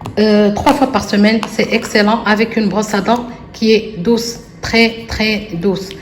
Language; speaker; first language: French; non-native, local second language; Arabic